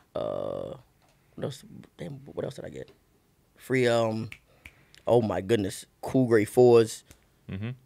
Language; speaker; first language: English; native; English